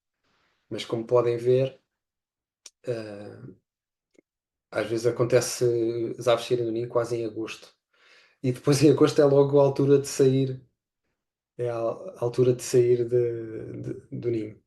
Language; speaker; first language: Portuguese; native; Portuguese